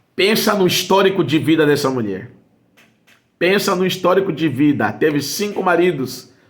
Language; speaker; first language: Portuguese; native; Portuguese